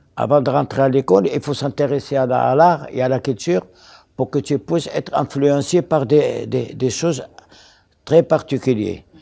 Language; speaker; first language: French; non-native, local second language; Arabic